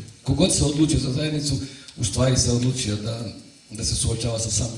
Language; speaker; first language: Croatian; native; Croatian